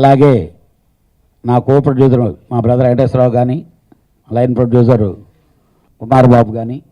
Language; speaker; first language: Telugu; native; Telugu